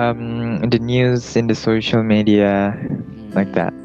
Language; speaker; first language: English; non-native, learner; Indonesian